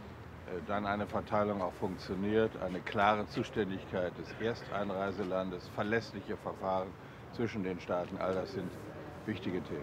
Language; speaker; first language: German; native; German